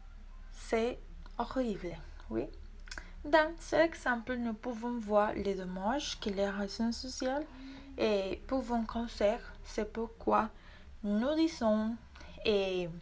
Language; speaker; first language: French; non-native, learner; Spanish